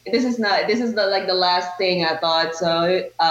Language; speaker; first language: English; non-native, local second language; Filipino